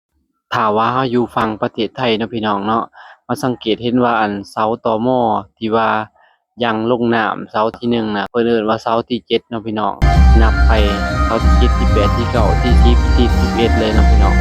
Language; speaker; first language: Thai; non-native, local second language; Lao